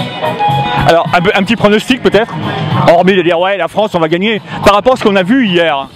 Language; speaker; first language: French; native; French